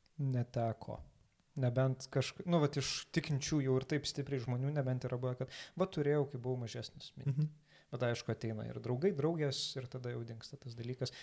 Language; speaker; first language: Lithuanian; native; Lithuanian